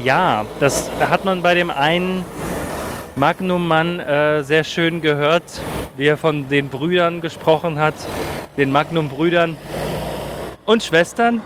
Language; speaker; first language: German; native; German